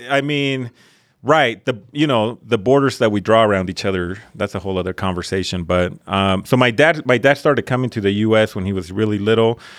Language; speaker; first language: English; early bilingual, other home language; Spanish